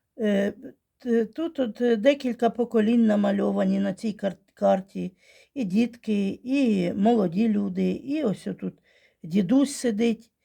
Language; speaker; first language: Ukrainian; non-native, local second language; Russian